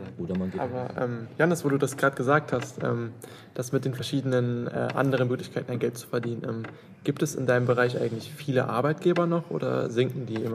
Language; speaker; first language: German; native; German